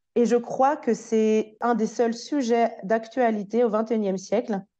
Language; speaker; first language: French; native; French